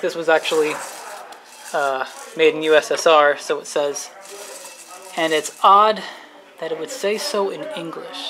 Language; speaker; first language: English; native; English